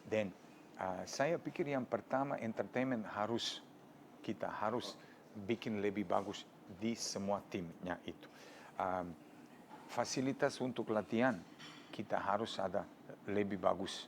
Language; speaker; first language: Indonesian; non-native, fluent; Serbian